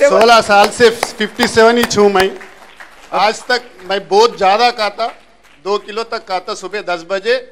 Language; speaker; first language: Hindi; non-native, local second language; Telugu